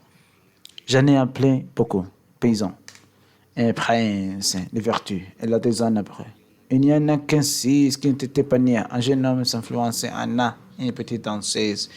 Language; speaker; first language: French; non-native, learner; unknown